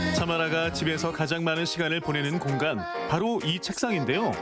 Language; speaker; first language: Korean; native; Korean